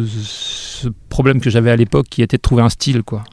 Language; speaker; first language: French; native; French